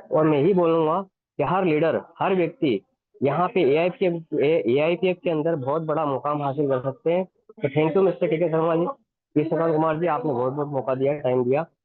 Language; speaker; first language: Hindi; native; Hindi